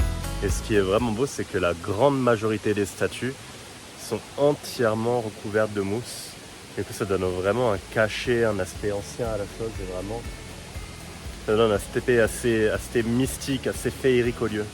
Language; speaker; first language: French; native; French